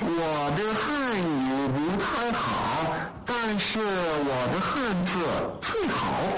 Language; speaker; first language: Chinese; non-native, learner; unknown